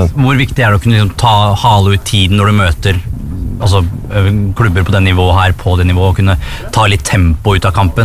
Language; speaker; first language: Norwegian; native; Norwegian